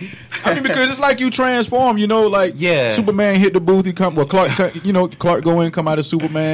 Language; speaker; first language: English; native; English